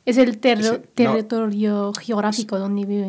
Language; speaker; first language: Spanish; non-native, local second language; Berber languages